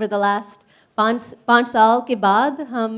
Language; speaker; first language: Hindi; early bilingual, heritage; Punjabi